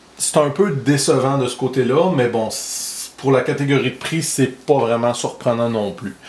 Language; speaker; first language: French; native; French